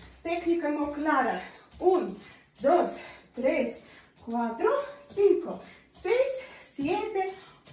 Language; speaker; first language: Spanish; non-native, learner; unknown